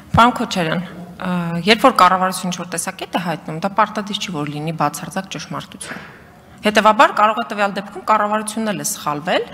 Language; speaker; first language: Armenian; native; Armenian